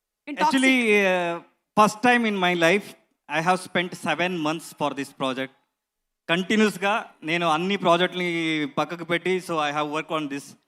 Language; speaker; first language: Telugu; non-native, learner; Kannada